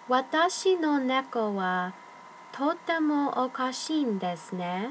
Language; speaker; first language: Japanese; non-native, learner; English